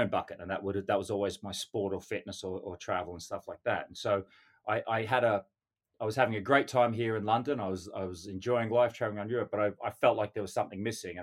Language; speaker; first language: English; native; English